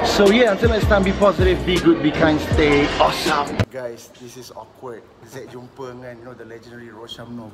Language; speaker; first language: English; non-native, local second language; Malay